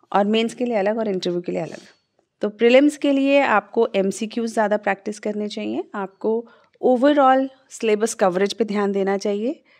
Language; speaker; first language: Hindi; native; Hindi